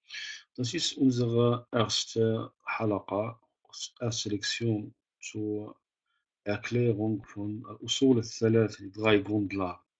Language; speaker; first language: German; non-native, fluent; Arabic